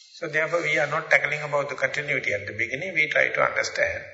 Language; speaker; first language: English; non-native, local second language; Sinhala